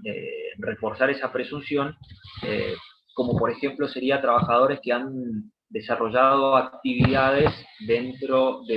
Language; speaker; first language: Spanish; native; Spanish